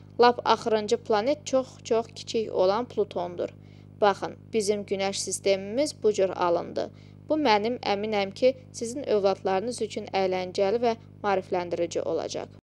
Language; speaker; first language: Azerbaijani; non-native, local second language; Georgian